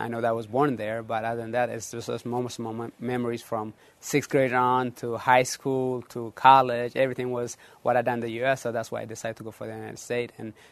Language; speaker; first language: English; early bilingual, other home language; Tigrinya